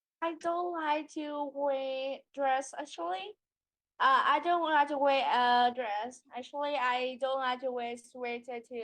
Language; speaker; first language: English; non-native, learner; Vietnamese